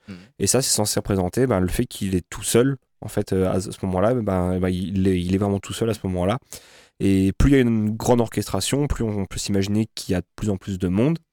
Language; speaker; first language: French; native; French